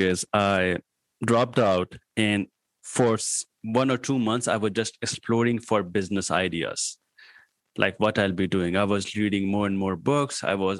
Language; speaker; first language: English; non-native, local second language; Hindi